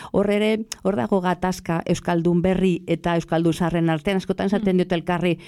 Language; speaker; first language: Basque; non-native, local second language; Spanish